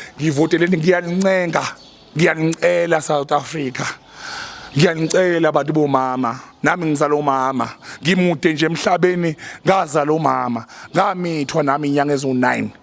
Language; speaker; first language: Zulu; native; Zulu